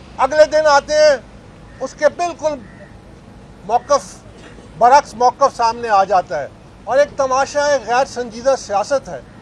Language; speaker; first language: Urdu; non-native, local second language; Pashto